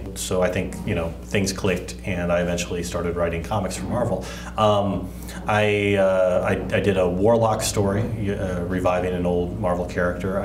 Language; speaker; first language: English; native; English